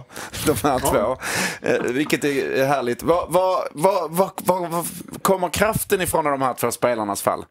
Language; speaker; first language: Swedish; native; Swedish